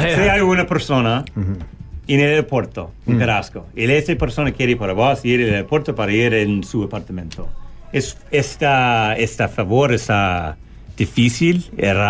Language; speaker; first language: Spanish; non-native, learner; English